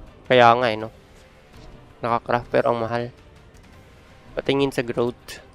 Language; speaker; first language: Filipino; native; Filipino